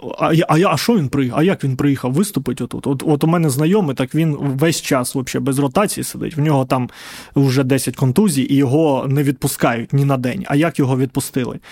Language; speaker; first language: Ukrainian; non-native, local second language; Russian